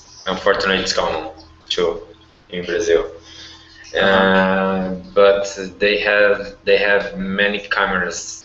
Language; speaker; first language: English; non-native, learner; Portuguese